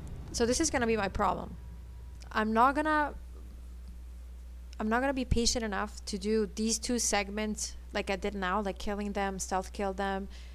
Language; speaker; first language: English; early bilingual, other home language; Italian